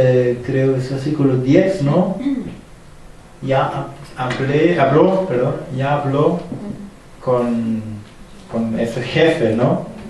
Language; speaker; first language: Spanish; non-native, fluent; German